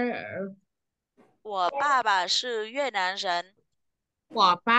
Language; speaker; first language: Chinese; non-native, fluent; Vietnamese